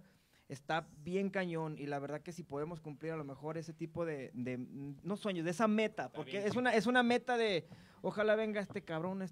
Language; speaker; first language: Spanish; native; Spanish